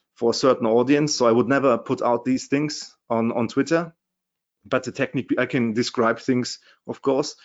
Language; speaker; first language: English; non-native, fluent; German